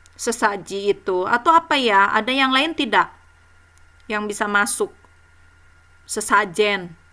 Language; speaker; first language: Indonesian; native; Indonesian